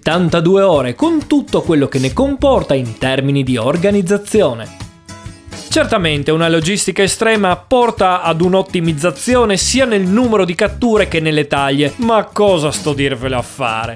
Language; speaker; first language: Italian; native; Italian